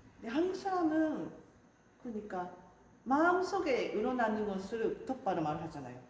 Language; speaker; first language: Korean; non-native, fluent; Japanese